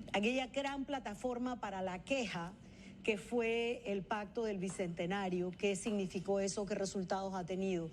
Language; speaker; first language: Spanish; native; Spanish